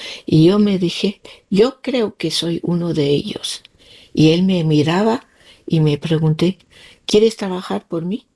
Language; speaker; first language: Spanish; non-native, learner; Danish